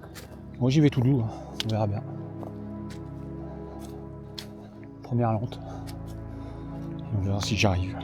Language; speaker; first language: French; native; French